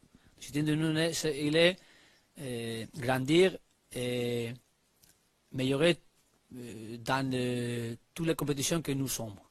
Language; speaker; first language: French; non-native, learner; Spanish